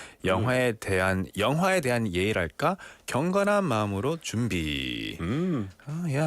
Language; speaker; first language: Korean; native; Korean